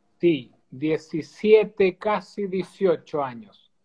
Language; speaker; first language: Portuguese; non-native, learner; Spanish